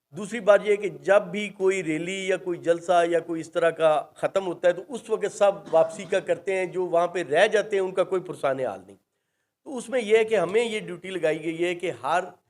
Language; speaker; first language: Urdu; non-native, local second language; Punjabi